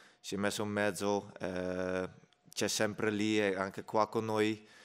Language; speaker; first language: Italian; non-native, fluent; Dutch